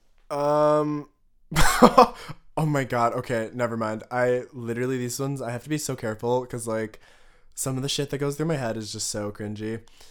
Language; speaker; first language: English; native; English